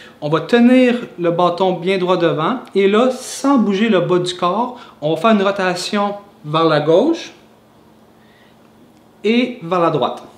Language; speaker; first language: French; native; French